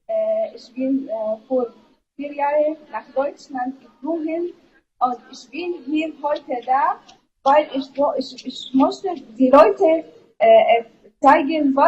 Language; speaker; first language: German; non-native, learner; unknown